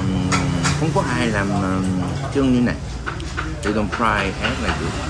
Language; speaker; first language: Vietnamese; non-native, learner; Korean